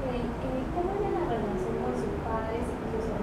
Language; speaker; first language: Spanish; native; Spanish